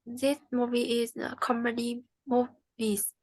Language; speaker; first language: English; non-native, learner; Vietnamese